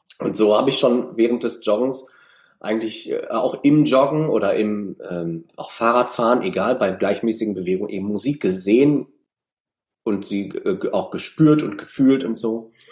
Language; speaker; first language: German; native; German